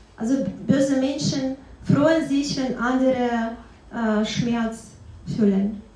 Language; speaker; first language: German; non-native, fluent; Russian